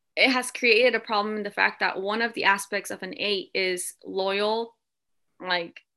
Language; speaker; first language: English; early bilingual, other home language; Spanish